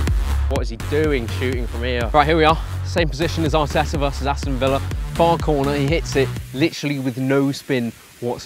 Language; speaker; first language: English; native; English